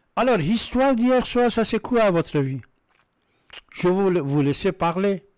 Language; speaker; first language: French; non-native, fluent; Persian